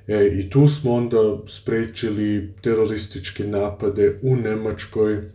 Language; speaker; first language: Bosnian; early bilingual, heritage; Bosnian